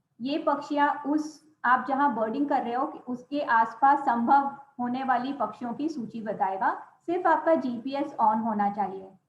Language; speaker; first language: Hindi; non-native, local second language; Gujarati